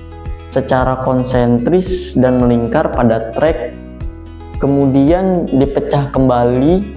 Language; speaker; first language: Indonesian; native; Indonesian